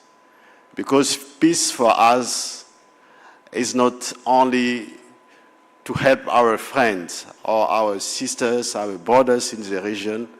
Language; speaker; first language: English; non-native, fluent; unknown